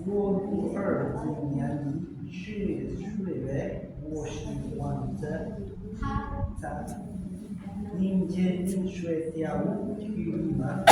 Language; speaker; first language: Chinese; non-native, learner; Indonesian